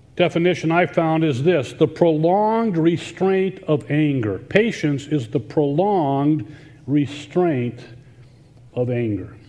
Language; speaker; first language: English; native; English